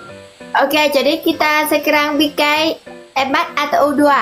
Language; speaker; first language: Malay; non-native, learner; Vietnamese